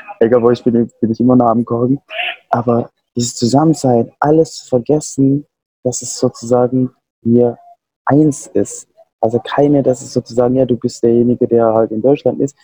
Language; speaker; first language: German; non-native, fluent; Sundanese